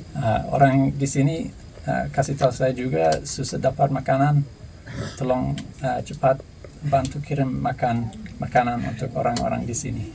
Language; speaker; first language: Indonesian; non-native, learner; English